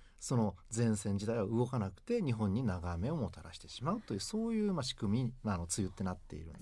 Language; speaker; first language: Japanese; native; Japanese